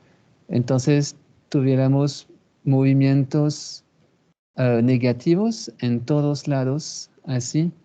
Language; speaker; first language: Spanish; non-native, fluent; French